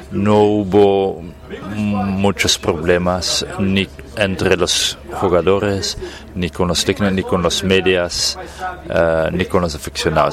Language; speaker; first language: Spanish; non-native, fluent; Dutch